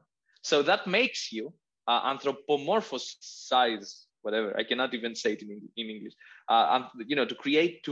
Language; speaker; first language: English; non-native, fluent; Greek